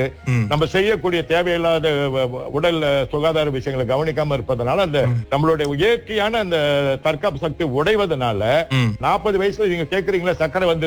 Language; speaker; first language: Tamil; early bilingual, heritage; Tamil